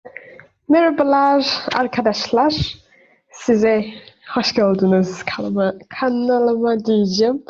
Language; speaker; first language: Turkish; non-native, fluent; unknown